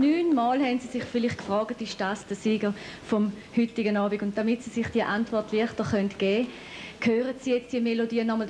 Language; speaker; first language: German; native; German